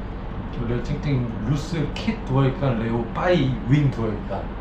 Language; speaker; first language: Thai; non-native, learner; Korean